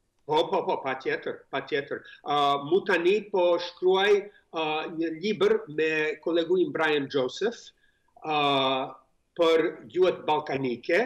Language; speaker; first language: Albanian; non-native, fluent; English